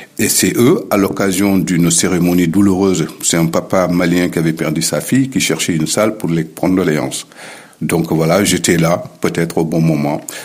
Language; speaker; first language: French; non-native, local second language; Fula